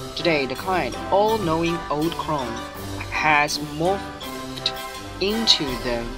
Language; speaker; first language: English; non-native, fluent; Chinese